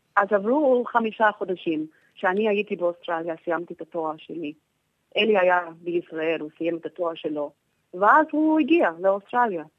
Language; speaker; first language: Hebrew; non-native, fluent; English